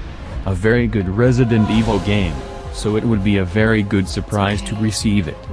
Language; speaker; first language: English; non-native, fluent; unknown